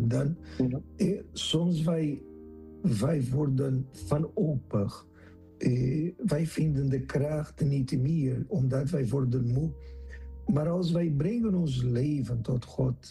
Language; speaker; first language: Dutch; non-native, fluent; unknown